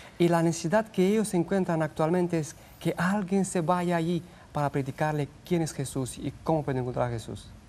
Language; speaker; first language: Spanish; non-native, fluent; Romanian